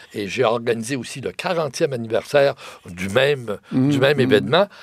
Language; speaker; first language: French; native; French